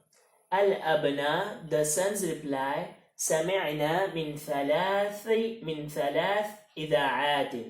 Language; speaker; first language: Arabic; non-native, fluent; Hindi